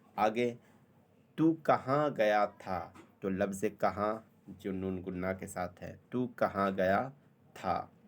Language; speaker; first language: Urdu; native; Urdu